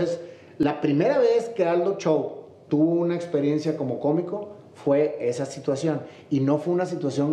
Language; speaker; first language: Spanish; native; Spanish